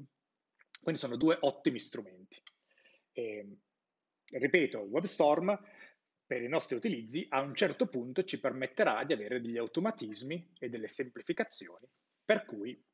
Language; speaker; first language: Italian; native; Italian